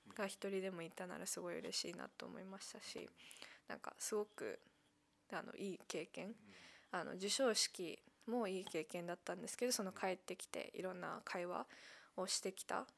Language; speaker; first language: Japanese; native; Japanese